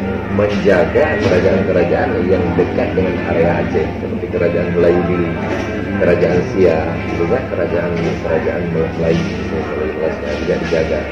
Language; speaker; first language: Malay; non-native, local second language; Achinese